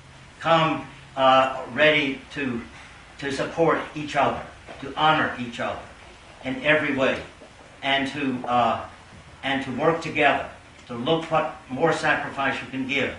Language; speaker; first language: English; native; English